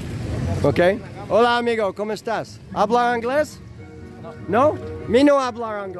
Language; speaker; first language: Spanish; non-native, learner; English